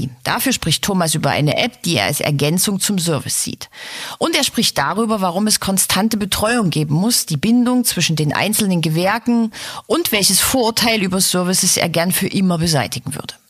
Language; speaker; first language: German; native; German